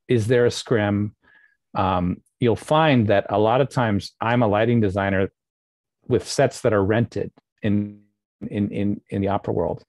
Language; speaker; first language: English; native; English